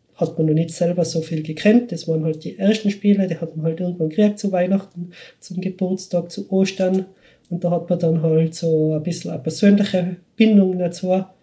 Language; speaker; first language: German; native; German